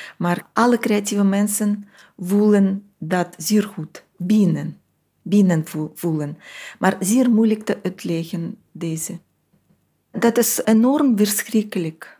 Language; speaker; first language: Dutch; non-native, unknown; Russian